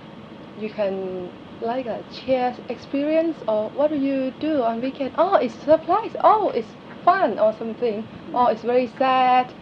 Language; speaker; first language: English; non-native, learner; Thai